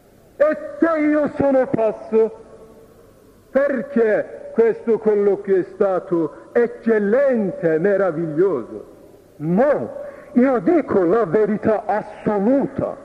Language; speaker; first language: Italian; non-native, fluent; Turkish